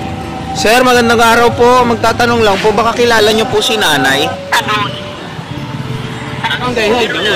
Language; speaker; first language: Filipino; native; Filipino